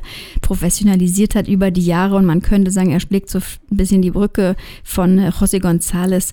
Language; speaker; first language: German; native; German